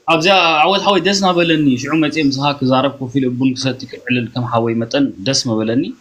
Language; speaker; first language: Tigrinya; early bilingual, heritage; Tigrinya